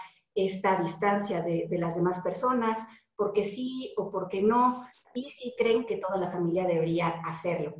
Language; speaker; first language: Spanish; native; Spanish